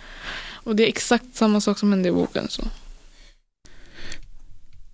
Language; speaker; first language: Swedish; early bilingual, other home language; Persian